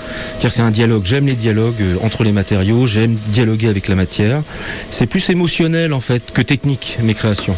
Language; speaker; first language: French; native; French